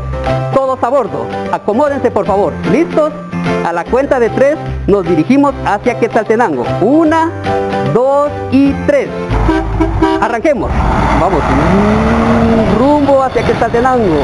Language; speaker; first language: Spanish; native; Spanish